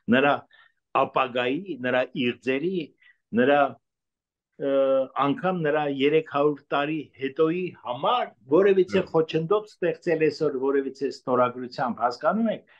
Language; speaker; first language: Armenian; native; Armenian